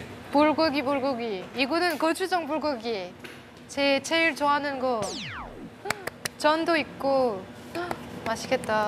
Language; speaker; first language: Korean; non-native, fluent; French